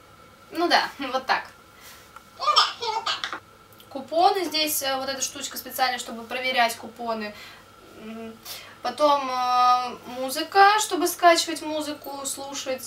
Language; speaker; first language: Russian; native; Russian